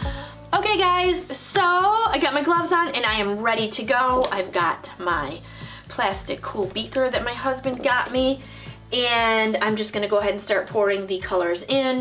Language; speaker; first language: English; native; English